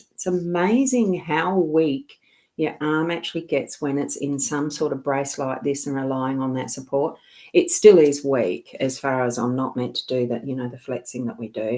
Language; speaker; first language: English; native; English